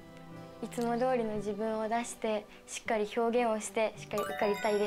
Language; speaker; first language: Japanese; native; Japanese